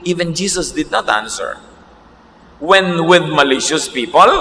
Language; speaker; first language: English; non-native, local second language; Filipino